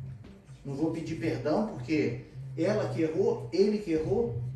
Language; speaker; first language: Portuguese; native; Portuguese